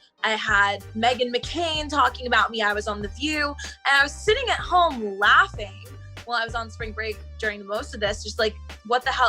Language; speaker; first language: English; native; English